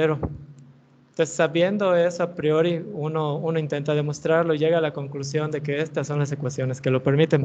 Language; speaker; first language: Spanish; native; Spanish